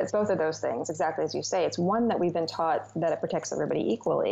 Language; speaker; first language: English; native; English